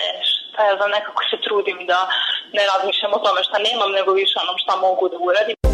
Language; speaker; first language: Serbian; non-native, local second language; Hungarian